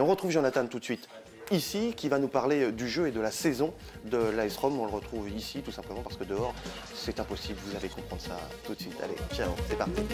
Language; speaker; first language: French; native; French